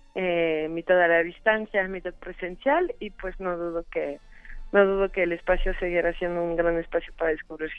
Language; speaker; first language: Spanish; non-native, fluent; French